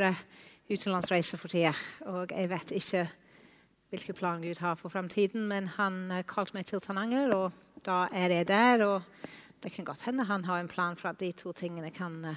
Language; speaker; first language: Norwegian; non-native, fluent; English